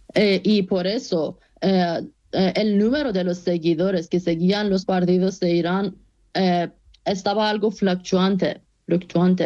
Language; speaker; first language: Spanish; non-native, fluent; Persian